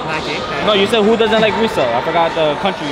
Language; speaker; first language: English; native; English